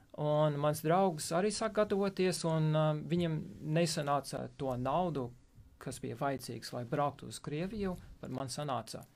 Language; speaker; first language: Latvian; non-native, fluent; English